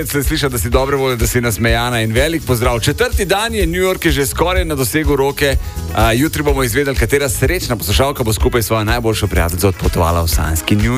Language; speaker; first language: Slovenian; native; Slovenian